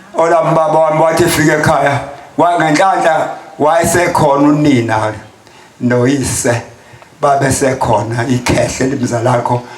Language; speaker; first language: Zulu; native; Zulu